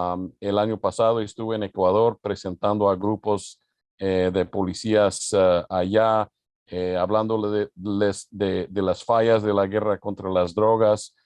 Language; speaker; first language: Spanish; early bilingual, other home language; English